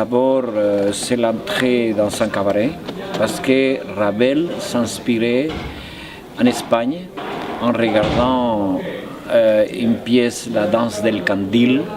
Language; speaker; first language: French; non-native, fluent; Spanish